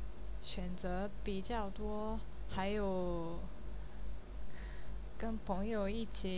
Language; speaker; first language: Chinese; non-native, learner; Japanese